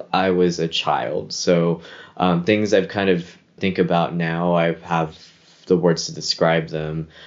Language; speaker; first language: English; native; English